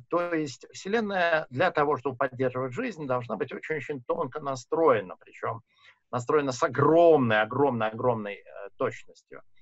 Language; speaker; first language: Russian; native; Russian